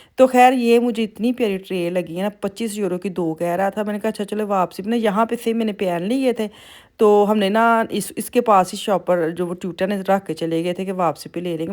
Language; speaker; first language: Urdu; non-native, local second language; Punjabi